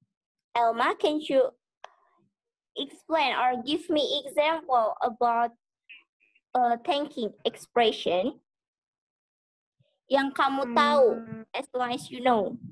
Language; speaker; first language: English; non-native, learner; Indonesian